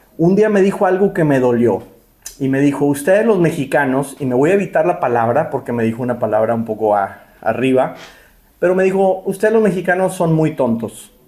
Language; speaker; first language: Spanish; native; Spanish